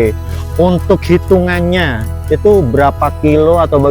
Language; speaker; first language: Indonesian; native; Indonesian